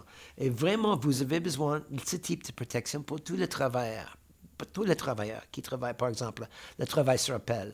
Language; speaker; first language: French; non-native, fluent; English